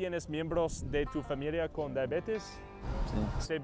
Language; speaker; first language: Spanish; non-native, learner; English